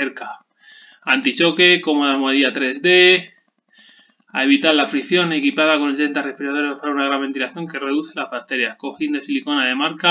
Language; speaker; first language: Spanish; native; Spanish